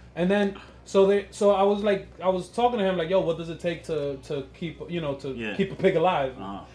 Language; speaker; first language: English; early bilingual, other home language; Spanish